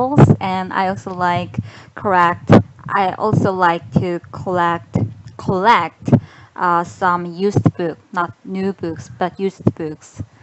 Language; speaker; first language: English; non-native, learner; Korean